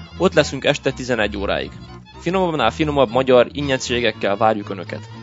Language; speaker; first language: Hungarian; early bilingual, heritage; Hungarian